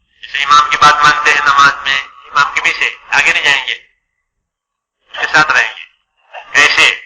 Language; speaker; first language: Urdu; non-native, local second language; Gujarati